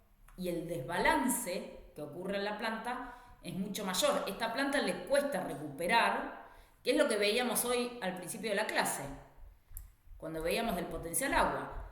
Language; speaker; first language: Spanish; native; Spanish